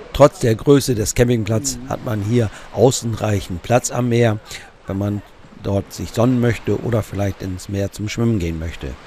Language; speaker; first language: German; native; German